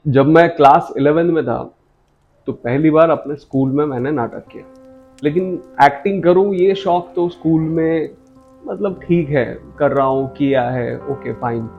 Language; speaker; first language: Hindi; non-native, local second language; Bangla